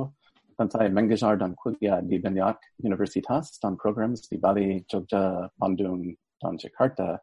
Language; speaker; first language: Indonesian; non-native, fluent; English